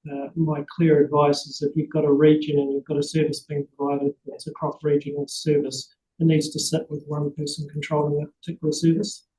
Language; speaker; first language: English; native; English